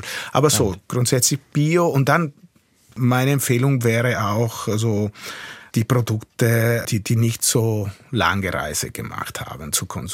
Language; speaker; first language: German; non-native, fluent; Italian